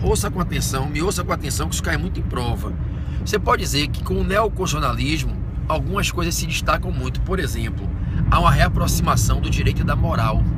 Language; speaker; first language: Portuguese; native; Portuguese